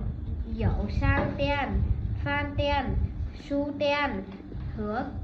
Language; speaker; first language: Chinese; non-native, learner; Vietnamese